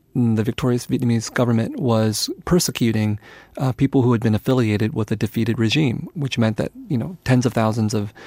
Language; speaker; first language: English; early bilingual, other home language; Vietnamese